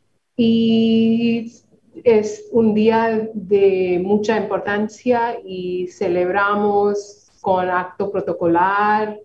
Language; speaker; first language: Spanish; non-native, fluent; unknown